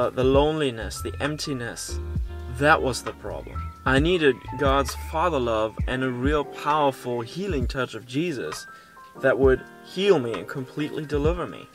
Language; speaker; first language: English; early bilingual, heritage; German